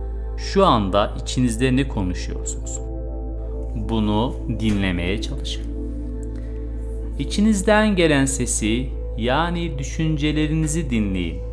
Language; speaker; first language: Turkish; native; Turkish